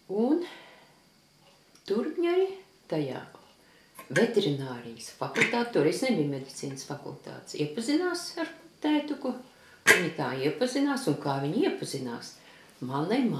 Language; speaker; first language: Latvian; early bilingual, heritage; Latvian